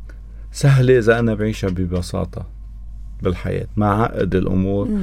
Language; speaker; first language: Arabic; native; Arabic